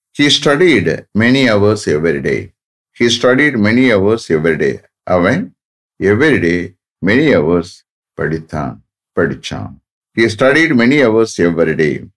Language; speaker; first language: English; non-native, local second language; Tamil